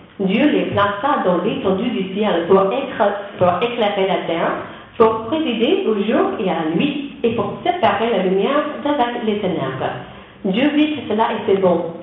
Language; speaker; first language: French; non-native, learner; English